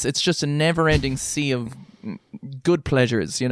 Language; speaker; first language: English; native; English